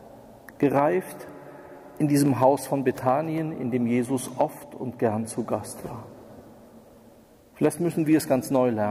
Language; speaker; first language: German; native; German